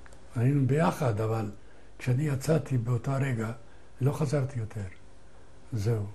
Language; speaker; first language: Hebrew; non-native, learner; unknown